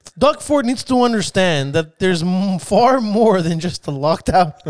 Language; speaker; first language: English; early bilingual, other home language; Spanish